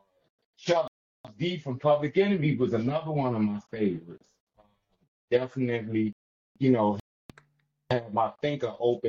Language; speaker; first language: English; native; English